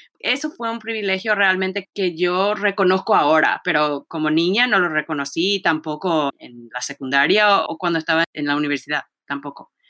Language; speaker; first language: Spanish; early bilingual, heritage; Spanish